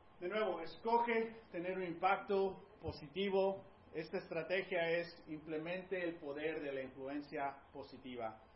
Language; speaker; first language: Spanish; early bilingual, heritage; Spanish